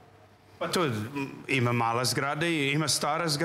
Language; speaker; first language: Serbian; non-native, learner; English